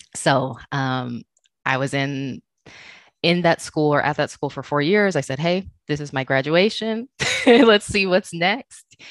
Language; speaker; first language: English; native; English